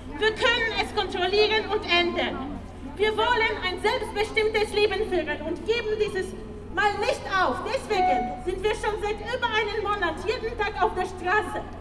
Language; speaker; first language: German; non-native, fluent; Polish